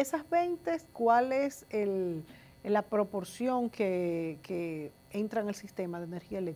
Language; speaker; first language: Spanish; native; Spanish